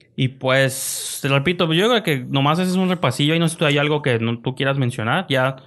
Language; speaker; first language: Spanish; native; Spanish